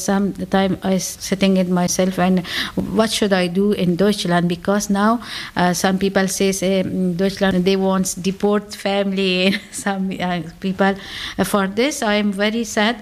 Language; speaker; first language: English; non-native, learner; Persian